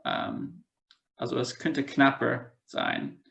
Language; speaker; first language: German; non-native, fluent; English